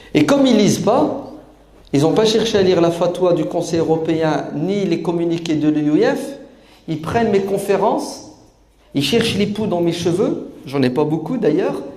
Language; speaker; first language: French; native; French